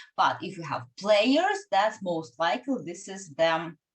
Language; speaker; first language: English; non-native, fluent; Ukrainian